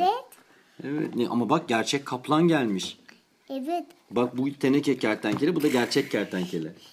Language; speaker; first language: Turkish; native; Turkish